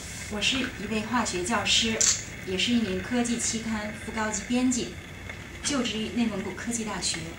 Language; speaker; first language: Chinese; native; Chinese